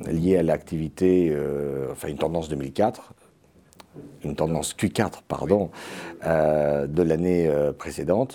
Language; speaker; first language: French; native; French